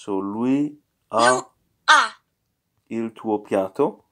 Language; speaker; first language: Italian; non-native, learner; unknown